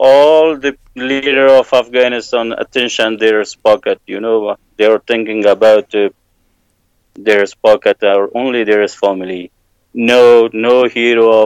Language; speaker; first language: English; non-native, learner; Persian